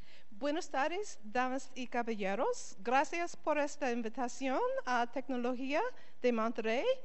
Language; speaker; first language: Spanish; non-native, learner; English